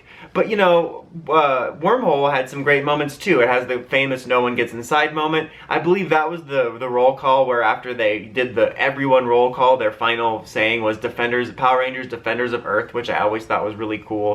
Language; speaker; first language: English; native; English